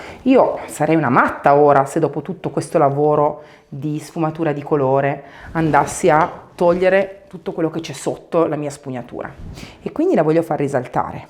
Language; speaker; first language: Italian; native; Italian